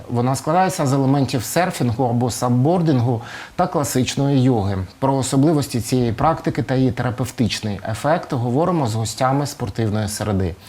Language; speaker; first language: Ukrainian; native; Ukrainian